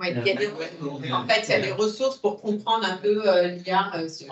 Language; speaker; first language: French; native; French